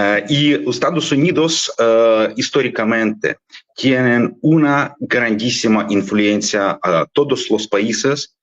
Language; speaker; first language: Spanish; non-native, fluent; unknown